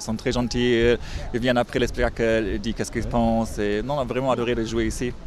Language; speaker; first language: French; non-native, fluent; German